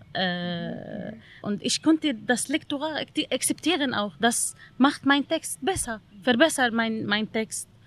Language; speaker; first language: German; non-native, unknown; Arabic